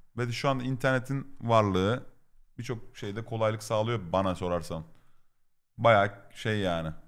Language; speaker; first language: Turkish; native; Turkish